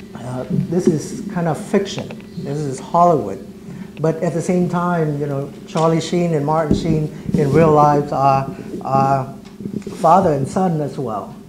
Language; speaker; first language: English; early bilingual, other home language; Vietnamese